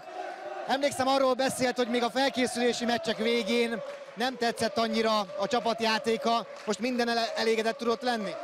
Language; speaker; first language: Hungarian; native; Hungarian